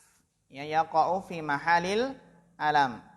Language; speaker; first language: Arabic; non-native, fluent; Indonesian